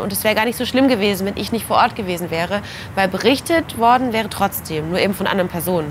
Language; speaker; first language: German; native; German